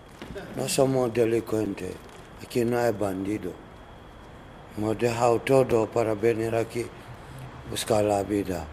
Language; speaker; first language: Spanish; non-native, learner; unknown